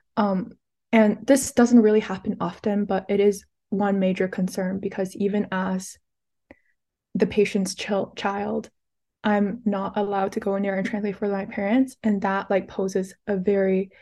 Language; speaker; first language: English; early bilingual, other home language; Chinese